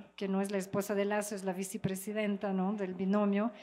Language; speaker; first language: Spanish; non-native, fluent; French